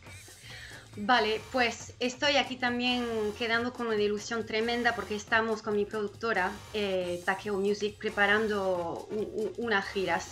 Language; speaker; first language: Spanish; non-native, fluent; French